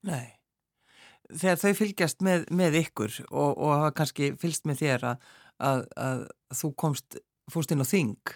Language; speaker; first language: Icelandic; native; Icelandic